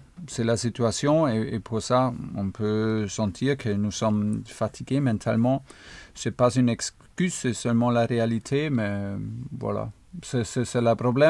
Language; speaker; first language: French; non-native, fluent; German